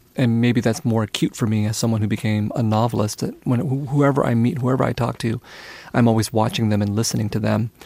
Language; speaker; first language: English; early bilingual, other home language; Vietnamese